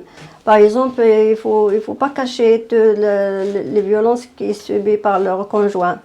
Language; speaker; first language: French; non-native, fluent; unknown